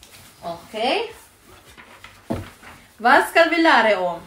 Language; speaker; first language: Norwegian; non-native, learner; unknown